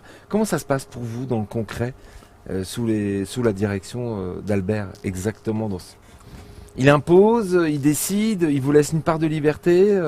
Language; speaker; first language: French; native; French